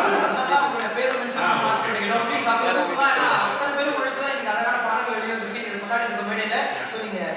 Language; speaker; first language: Tamil; native; Tamil